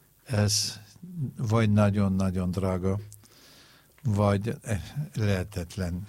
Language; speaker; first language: Hungarian; non-native, fluent; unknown